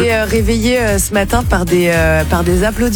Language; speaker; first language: French; native; French